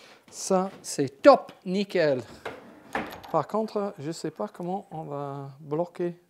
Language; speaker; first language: French; non-native, fluent; English